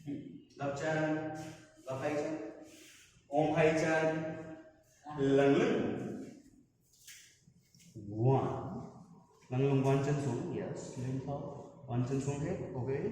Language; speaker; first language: Vietnamese; non-native, learner; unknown